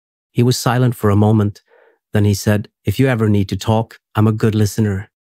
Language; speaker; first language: English; native; English